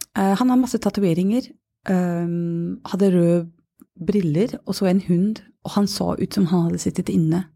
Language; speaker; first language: Norwegian; non-native, fluent; English